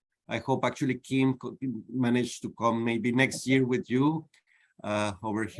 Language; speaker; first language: English; non-native, fluent; Spanish